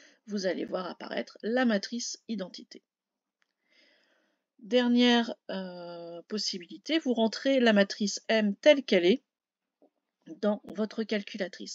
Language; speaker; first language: French; native; French